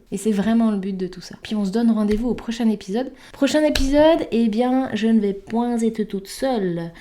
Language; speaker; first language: French; native; French